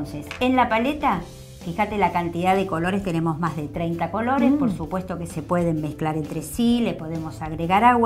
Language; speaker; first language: Spanish; native; Spanish